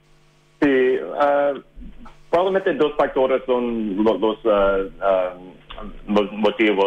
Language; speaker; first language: Spanish; non-native, fluent; English